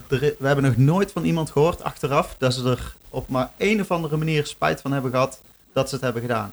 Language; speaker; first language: Dutch; native; Dutch